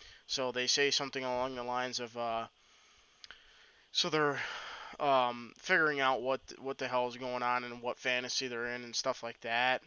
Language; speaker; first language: English; native; English